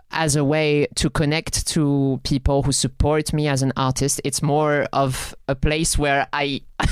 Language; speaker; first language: English; non-native, fluent; French